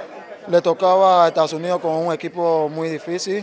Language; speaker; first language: Spanish; native; Spanish